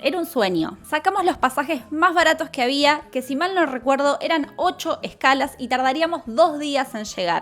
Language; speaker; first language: Spanish; native; Spanish